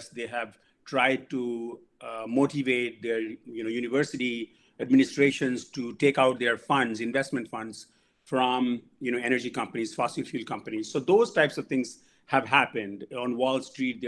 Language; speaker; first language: English; non-native, local second language; Bangla